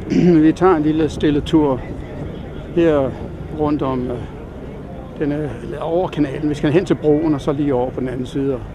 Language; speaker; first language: Danish; native; Danish